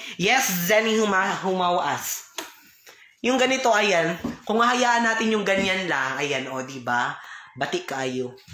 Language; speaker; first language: Filipino; non-native, local second language; Cebuano